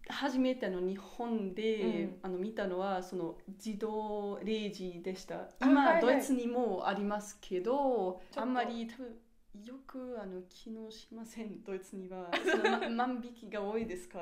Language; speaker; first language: Japanese; non-native, learner; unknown